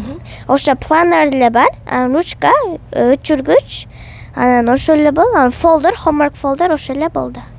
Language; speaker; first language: Kyrgyz; early bilingual, heritage; Kyrgyz